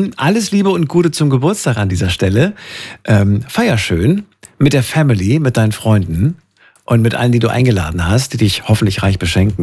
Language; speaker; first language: German; native; German